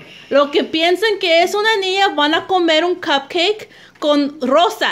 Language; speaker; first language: Spanish; early bilingual, heritage; Spanish